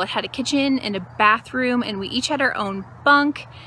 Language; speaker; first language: English; native; English